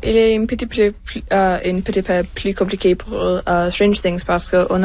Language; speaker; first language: French; non-native, local second language; English